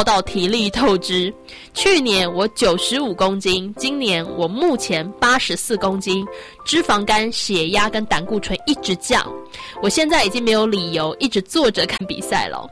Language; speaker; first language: Chinese; native; Chinese